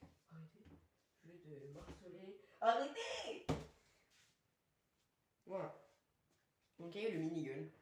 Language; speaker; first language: French; native; French